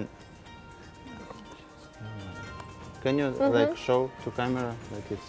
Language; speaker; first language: English; non-native, learner; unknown